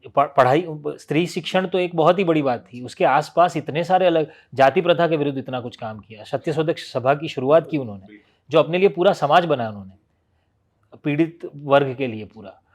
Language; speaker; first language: Hindi; non-native, local second language; Gujarati